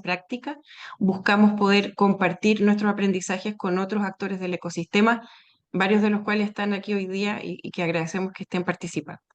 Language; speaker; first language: Spanish; native; Spanish